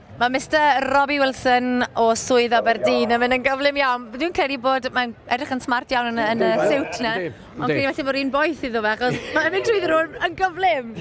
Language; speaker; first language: Welsh; native; Welsh